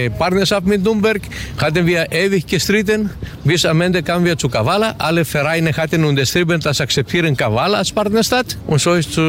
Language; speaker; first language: German; non-native, learner; Greek